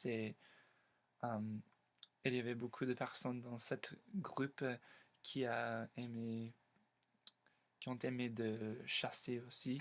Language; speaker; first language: French; non-native, learner; English